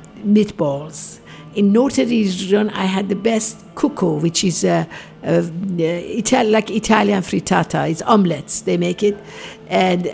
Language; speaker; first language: English; non-native, fluent; Persian